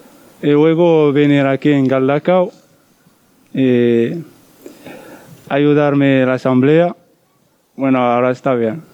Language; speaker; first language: Spanish; non-native, learner; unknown